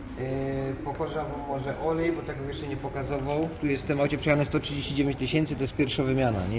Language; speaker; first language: Polish; native; Polish